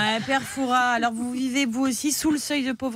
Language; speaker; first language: French; native; French